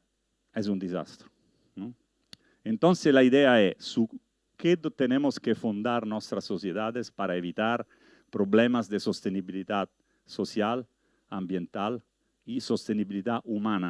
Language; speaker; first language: Spanish; non-native, learner; Italian